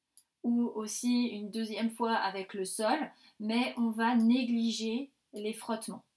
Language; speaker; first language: French; native; French